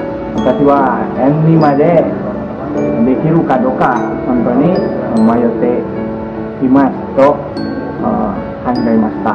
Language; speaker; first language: Japanese; non-native, learner; Indonesian